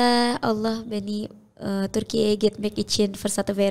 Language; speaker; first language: Turkish; non-native, learner; Indonesian